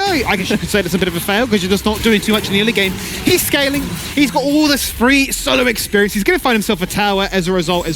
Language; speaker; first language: English; native; English